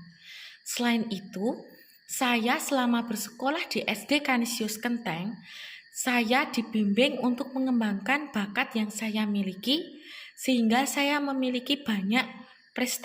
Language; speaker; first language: Indonesian; non-native, local second language; Javanese